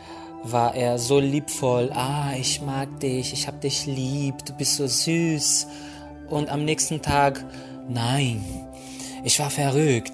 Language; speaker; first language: German; non-native, fluent; Portuguese